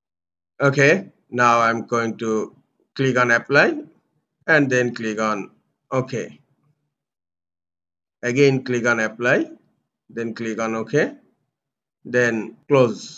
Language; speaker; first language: English; non-native, local second language; Bangla